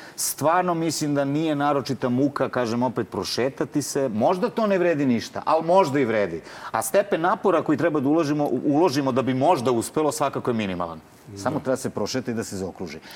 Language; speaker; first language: Serbian; native; Serbian